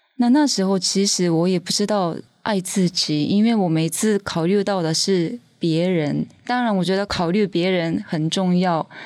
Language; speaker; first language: Chinese; non-native, fluent; Japanese